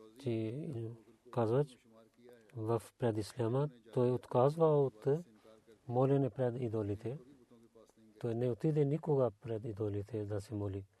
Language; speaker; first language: Bulgarian; non-native, learner; Urdu